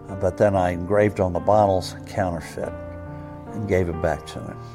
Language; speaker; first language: English; native; English